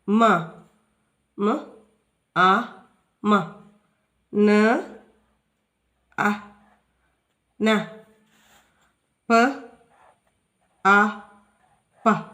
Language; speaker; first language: Malayalam; native; Malayalam